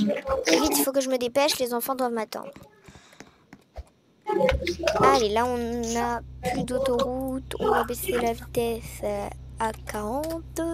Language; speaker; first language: French; native; French